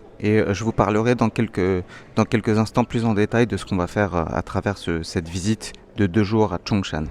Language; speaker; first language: French; native; French